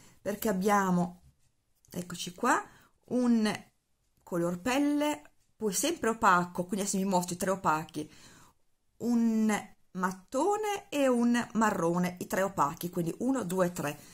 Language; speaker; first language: Italian; native; Italian